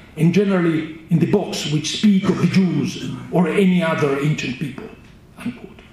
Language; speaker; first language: English; non-native, fluent; Italian